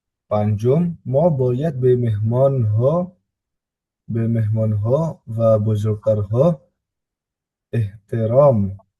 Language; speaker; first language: Persian; non-native, learner; Indonesian